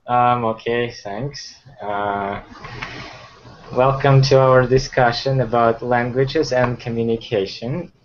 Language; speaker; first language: English; non-native, fluent; Ukrainian